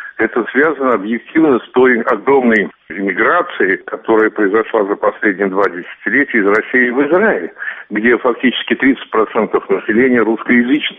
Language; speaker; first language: Russian; native; Russian